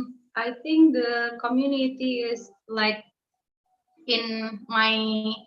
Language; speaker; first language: English; non-native, learner; Indonesian